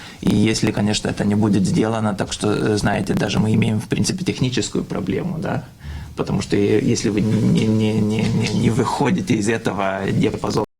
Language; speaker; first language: Russian; non-native, fluent; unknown